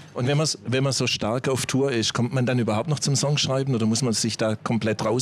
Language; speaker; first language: German; native; German